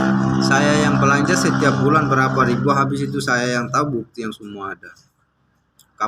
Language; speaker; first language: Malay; non-native, learner; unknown